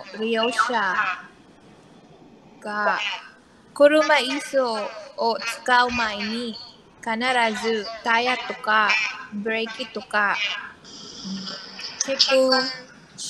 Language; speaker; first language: Japanese; non-native, learner; Filipino